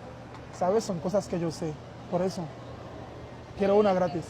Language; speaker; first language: Spanish; non-native, learner; Haitian Creole